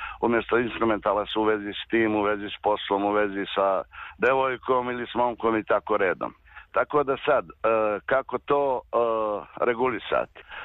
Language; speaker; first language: Serbian; native; Serbian